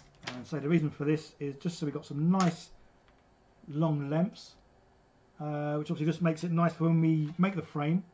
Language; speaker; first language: English; native; English